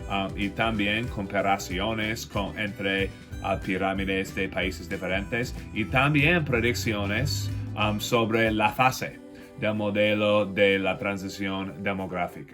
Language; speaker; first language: Spanish; non-native, fluent; English